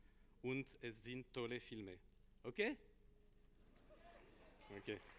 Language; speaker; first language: German; non-native, learner; French